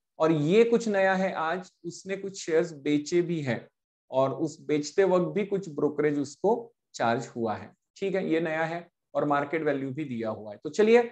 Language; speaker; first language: Hindi; non-native, local second language; Marathi